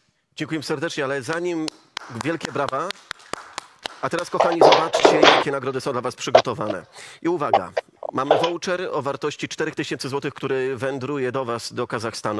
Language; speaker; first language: Polish; native; Polish